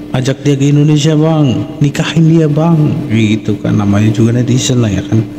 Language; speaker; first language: Indonesian; native; Indonesian